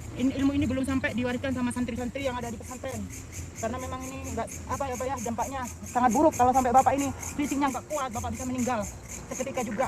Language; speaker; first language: Indonesian; non-native, local second language; Madurese